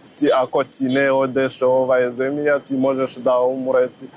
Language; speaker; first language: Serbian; non-native, learner; Rundi